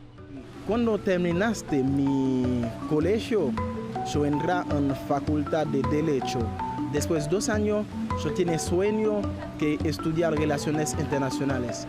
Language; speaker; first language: Spanish; non-native, learner; Haitian Creole